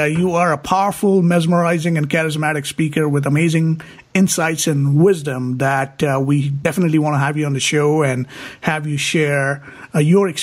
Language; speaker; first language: English; non-native, local second language; Hindi